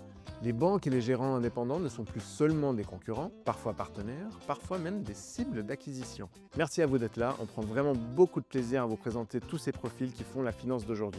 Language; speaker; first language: French; native; French